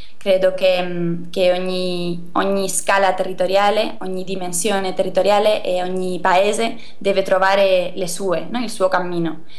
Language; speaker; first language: Italian; non-native, fluent; Spanish